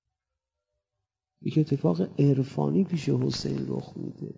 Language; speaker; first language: Persian; native; Persian